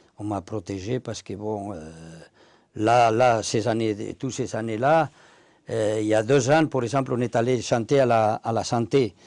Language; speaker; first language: French; non-native, fluent; Spanish